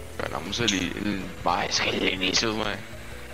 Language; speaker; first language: Spanish; native; Spanish